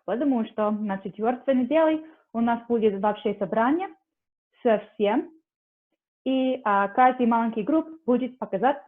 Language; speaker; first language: Russian; non-native, learner; English